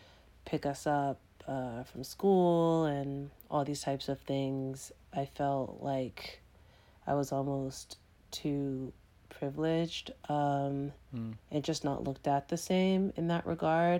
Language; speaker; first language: English; native; English